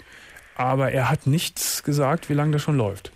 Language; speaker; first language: German; native; German